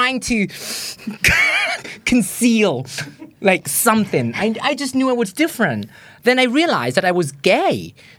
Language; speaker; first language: English; non-native, fluent; Thai